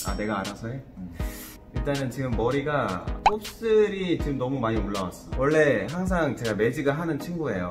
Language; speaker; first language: Korean; native; Korean